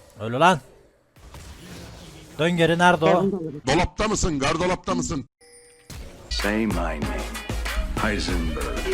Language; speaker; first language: Turkish; native; Turkish